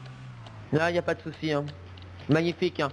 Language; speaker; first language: French; native; French